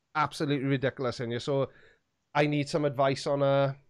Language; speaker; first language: English; native; English